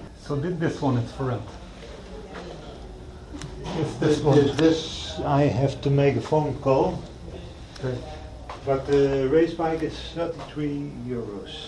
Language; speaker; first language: English; non-native, fluent; Dutch